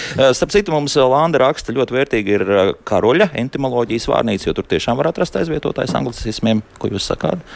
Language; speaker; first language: Latvian; native; Latvian